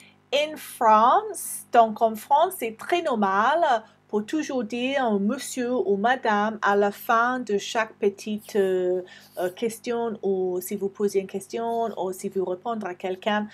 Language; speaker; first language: French; non-native, fluent; English